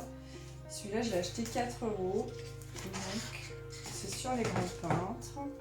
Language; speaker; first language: French; native; French